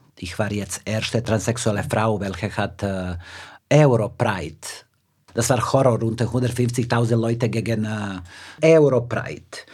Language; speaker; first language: German; non-native, fluent; Serbian